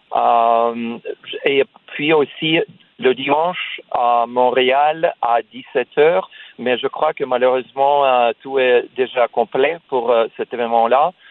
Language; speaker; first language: French; non-native, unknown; Russian